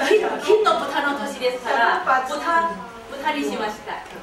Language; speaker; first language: Japanese; non-native, fluent; Chinese